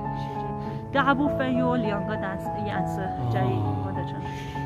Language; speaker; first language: Chinese; non-native, learner; Persian